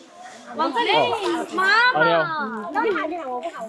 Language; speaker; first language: Chinese; native; Chinese